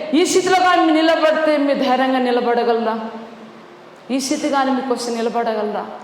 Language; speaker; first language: Telugu; non-native, local second language; Lambadi